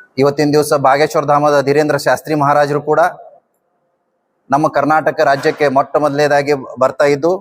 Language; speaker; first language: Kannada; non-native, local second language; Lambadi